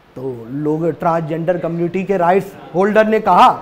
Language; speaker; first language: Hindi; native; Hindi